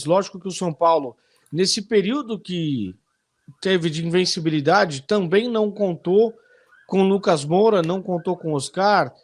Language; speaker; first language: Portuguese; native; Portuguese